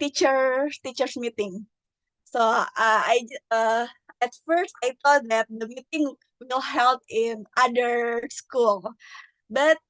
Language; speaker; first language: English; non-native, learner; Indonesian